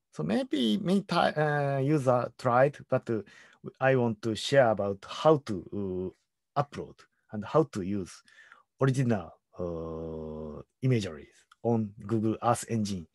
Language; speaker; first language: English; non-native, learner; Japanese